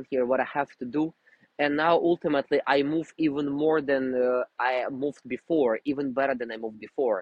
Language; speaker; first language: English; non-native, fluent; Russian